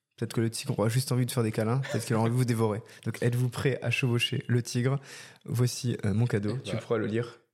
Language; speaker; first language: French; native; French